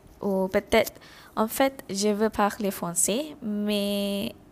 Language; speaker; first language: French; non-native, fluent; Malay